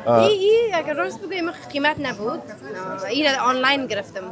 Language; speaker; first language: Persian; early bilingual, heritage; Persian